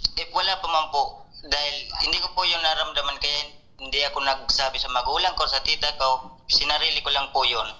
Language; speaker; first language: Filipino; non-native, local second language; Bikol